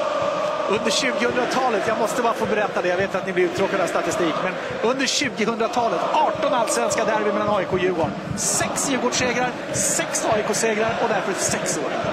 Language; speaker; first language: Swedish; native; Swedish